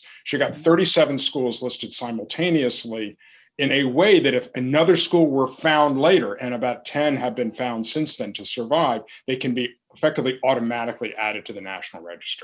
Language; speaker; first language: English; native; English